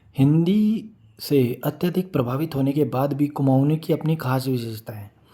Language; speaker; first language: Hindi; native; Hindi